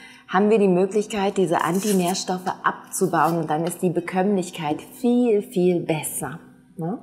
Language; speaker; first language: German; native; German